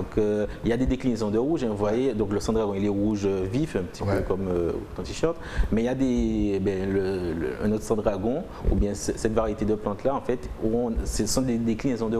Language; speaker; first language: French; native; French